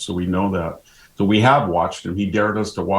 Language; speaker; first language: English; native; English